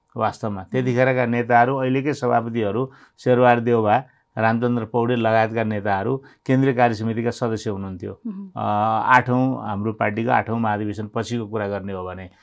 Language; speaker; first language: Nepali; native; Nepali